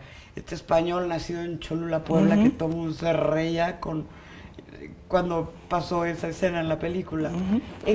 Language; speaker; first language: Spanish; native; Spanish